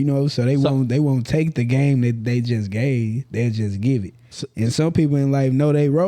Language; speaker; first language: English; native; English